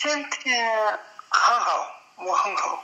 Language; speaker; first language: Chinese; non-native, learner; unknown